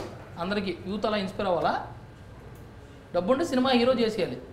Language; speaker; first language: Telugu; native; Telugu